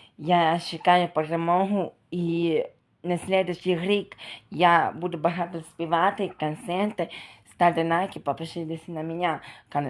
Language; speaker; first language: Ukrainian; non-native, local second language; Russian